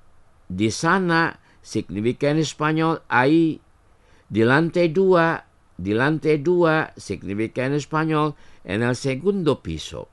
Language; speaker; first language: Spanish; non-native, fluent; Indonesian